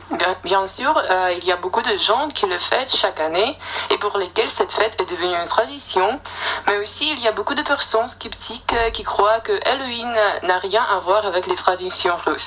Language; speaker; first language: French; non-native, fluent; Russian